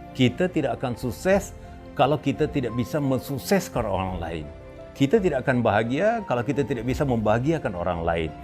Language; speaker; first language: Malay; native; Malay